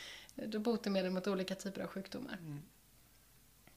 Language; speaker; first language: Swedish; native; Swedish